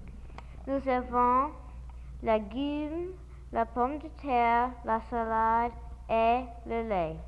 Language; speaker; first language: French; non-native, learner; English